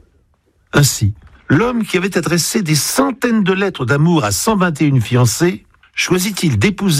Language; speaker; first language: French; native; French